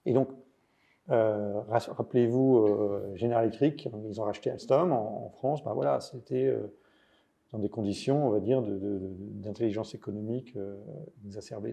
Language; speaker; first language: French; native; French